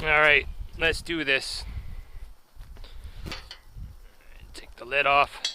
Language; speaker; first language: English; native; English